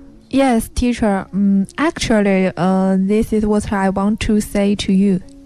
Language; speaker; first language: English; non-native, learner; Chinese